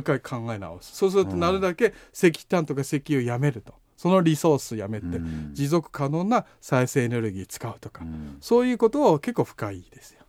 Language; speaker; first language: Japanese; non-native, fluent; Chinese